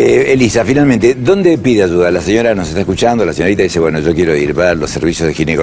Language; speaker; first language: Spanish; native; Spanish